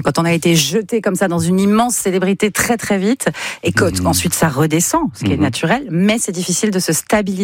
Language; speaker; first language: French; native; French